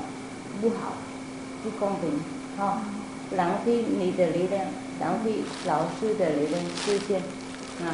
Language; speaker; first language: Chinese; non-native, fluent; Vietnamese